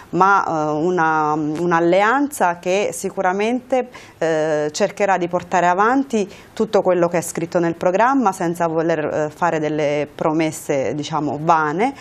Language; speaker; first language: Italian; early bilingual, other home language; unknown